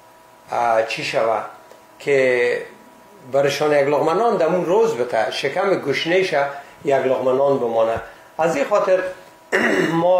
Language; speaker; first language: Persian; native; Persian